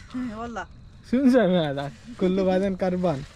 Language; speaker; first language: Arabic; non-native, learner; Telugu